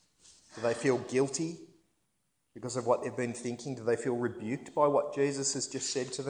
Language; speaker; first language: English; native; English